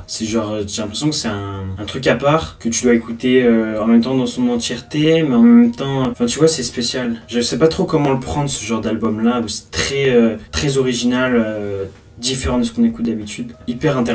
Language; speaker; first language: French; native; French